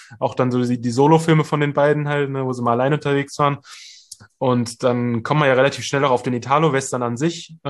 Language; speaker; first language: German; native; German